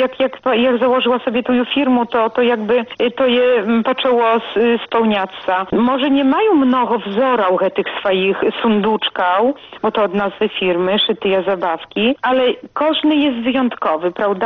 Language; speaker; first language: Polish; non-native, local second language; Belarusian